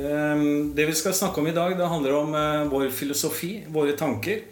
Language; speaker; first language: Norwegian; non-native, fluent; French